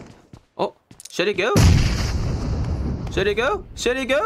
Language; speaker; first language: English; non-native, learner; Korean